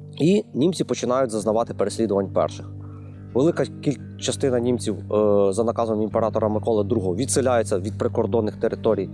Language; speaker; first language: Ukrainian; native; Ukrainian